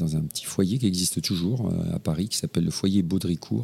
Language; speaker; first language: French; native; French